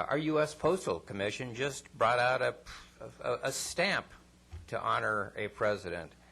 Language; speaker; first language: English; non-native, fluent; Spanish